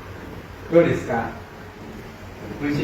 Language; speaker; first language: Japanese; non-native, fluent; Indonesian